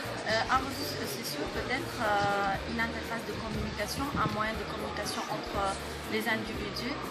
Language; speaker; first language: French; non-native, local second language; Arabic